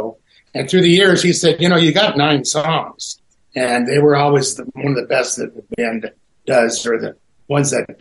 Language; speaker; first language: English; native; English